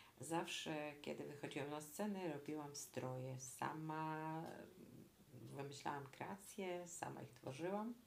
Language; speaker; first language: Polish; non-native, fluent; Russian